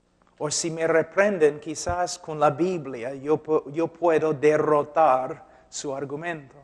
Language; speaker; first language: Spanish; non-native, fluent; English